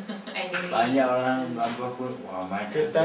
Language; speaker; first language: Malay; non-native, local second language; Chinese